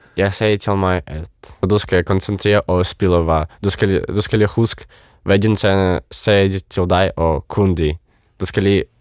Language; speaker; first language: Danish; non-native, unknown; Ukrainian